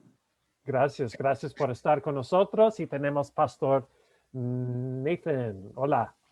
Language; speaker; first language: Spanish; non-native, fluent; English